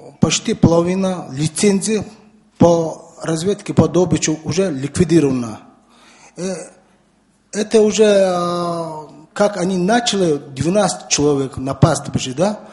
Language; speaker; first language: Russian; non-native, learner; Mongolian